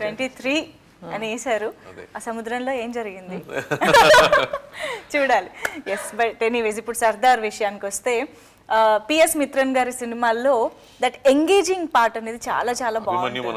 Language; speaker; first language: Telugu; native; Telugu